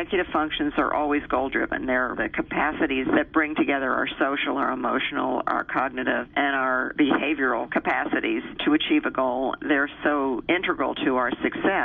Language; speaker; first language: English; native; English